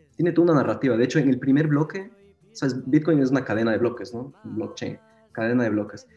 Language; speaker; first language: Spanish; native; Spanish